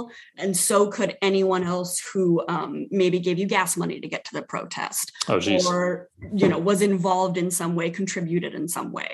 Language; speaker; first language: English; native; English